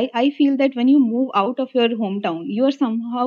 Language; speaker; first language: English; non-native, local second language; Hindi